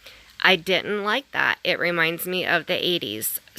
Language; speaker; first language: English; native; English